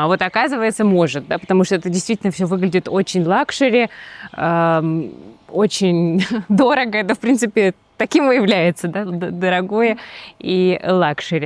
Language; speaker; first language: Russian; native; Russian